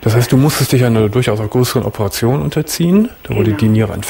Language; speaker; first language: German; native; German